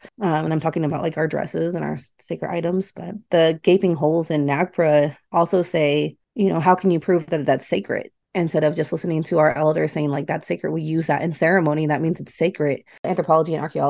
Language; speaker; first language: English; native; English